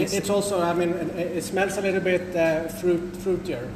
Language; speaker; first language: English; non-native, fluent; Swedish